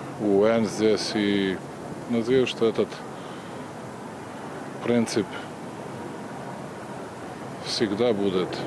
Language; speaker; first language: Russian; non-native, learner; Serbian